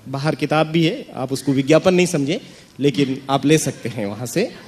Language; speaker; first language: Hindi; native; Hindi